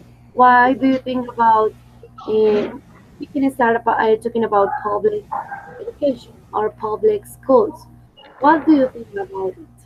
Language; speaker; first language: English; non-native, fluent; Spanish